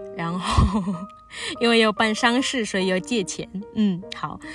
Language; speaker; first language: Chinese; native; Chinese